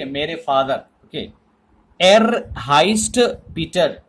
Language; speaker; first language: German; non-native, learner; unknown